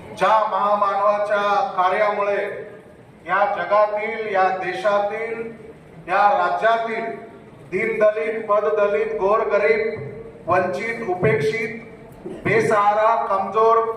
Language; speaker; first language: Marathi; non-native, local second language; Lambadi